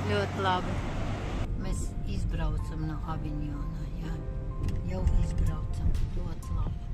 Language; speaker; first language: Latvian; non-native, local second language; Russian